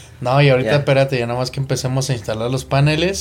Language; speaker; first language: Spanish; native; Spanish